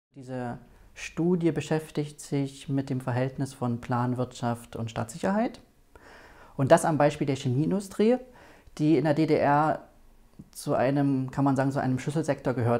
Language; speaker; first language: German; native; German